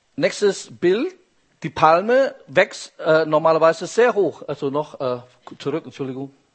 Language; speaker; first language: German; non-native, fluent; Indonesian